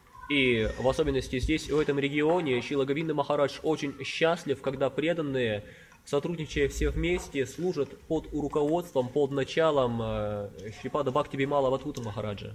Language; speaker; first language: Russian; native; Russian